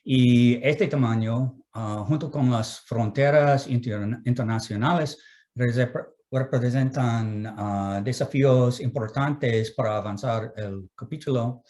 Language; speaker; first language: Spanish; non-native, fluent; English